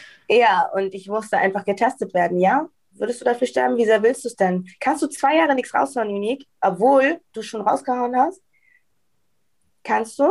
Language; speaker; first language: German; early bilingual, heritage; German